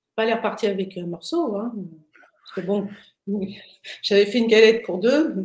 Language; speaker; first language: French; native; French